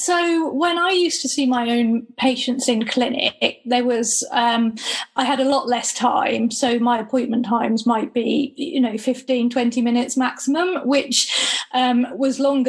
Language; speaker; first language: English; native; English